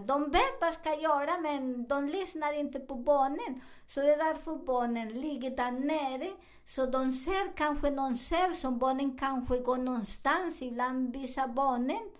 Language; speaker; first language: Swedish; non-native, fluent; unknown